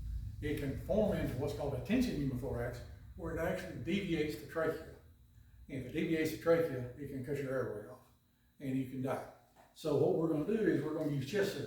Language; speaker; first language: English; native; English